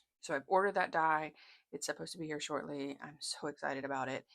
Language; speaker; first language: English; native; English